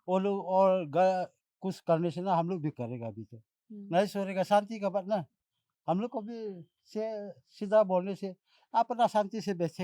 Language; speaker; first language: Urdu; non-native, local second language; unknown